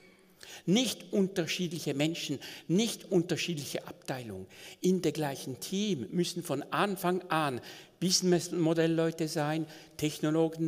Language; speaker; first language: German; non-native, local second language; French